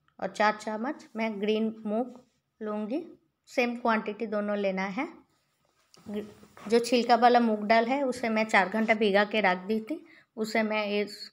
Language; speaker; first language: Hindi; non-native, local second language; Bangla